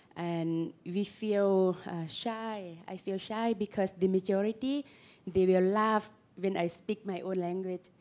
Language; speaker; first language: English; non-native, learner; Lao